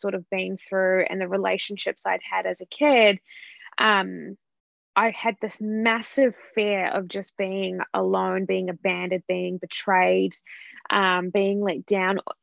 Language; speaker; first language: English; native; English